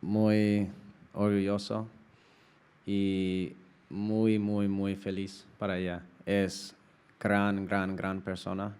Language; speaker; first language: Spanish; non-native, fluent; English